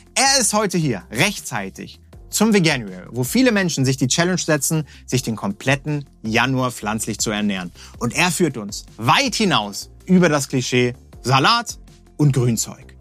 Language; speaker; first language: German; native; German